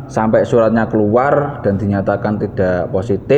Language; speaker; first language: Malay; non-native, local second language; Javanese